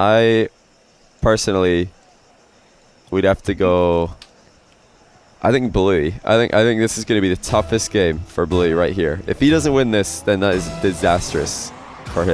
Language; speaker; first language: English; native; English